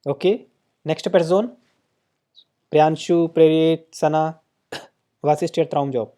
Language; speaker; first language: German; non-native, fluent; Hindi